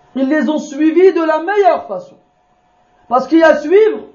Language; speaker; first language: French; native; French